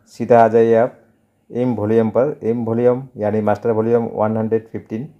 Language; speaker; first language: Hindi; non-native, local second language; Bangla